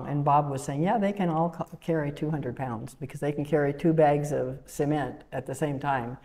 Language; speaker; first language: English; native; English